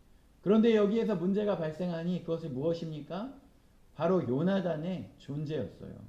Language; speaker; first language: Korean; native; Korean